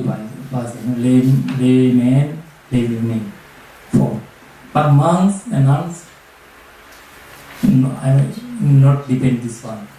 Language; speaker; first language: English; non-native, learner; Sinhala